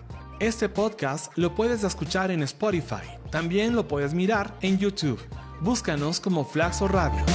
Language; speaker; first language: Spanish; native; Spanish